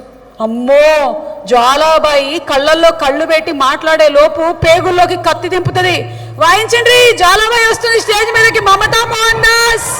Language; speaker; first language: Telugu; native; Telugu